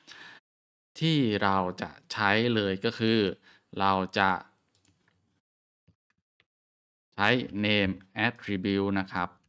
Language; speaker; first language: Thai; native; Thai